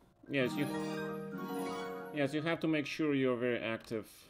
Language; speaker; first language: English; non-native, fluent; Russian